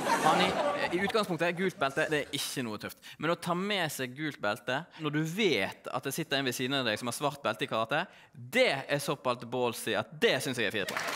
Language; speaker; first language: Norwegian; native; Norwegian